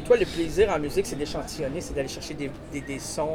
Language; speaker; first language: French; native; French